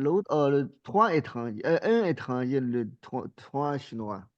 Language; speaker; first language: French; non-native, fluent; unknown